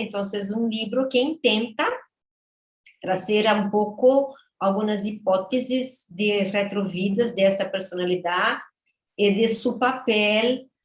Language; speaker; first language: Spanish; non-native, fluent; Portuguese